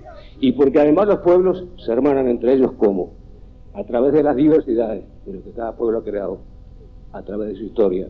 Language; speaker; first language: Spanish; native; Spanish